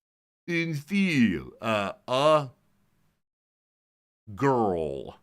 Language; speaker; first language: French; non-native, learner; English